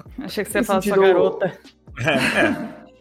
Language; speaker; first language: Portuguese; native; Portuguese